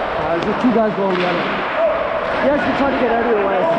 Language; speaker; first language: English; native; English